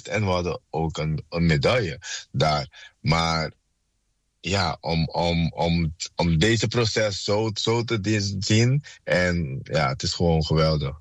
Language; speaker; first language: Dutch; non-native, fluent; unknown